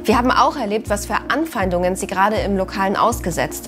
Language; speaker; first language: German; native; German